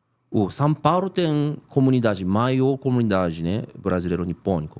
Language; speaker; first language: Portuguese; non-native, learner; Japanese